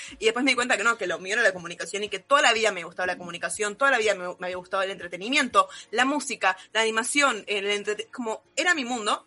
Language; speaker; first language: Spanish; native; Spanish